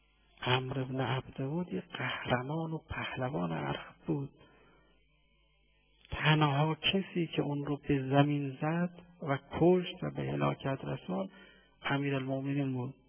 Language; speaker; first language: Persian; native; Persian